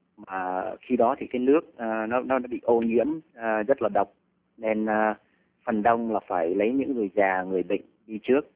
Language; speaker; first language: Vietnamese; early bilingual, heritage; Vietnamese